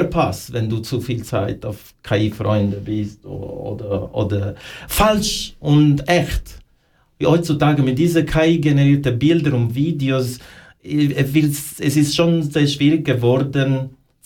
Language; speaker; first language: German; non-native, fluent; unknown